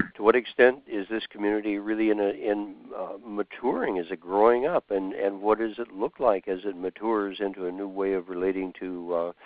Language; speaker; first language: English; native; English